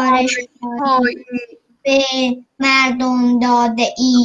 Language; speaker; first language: Persian; native; Persian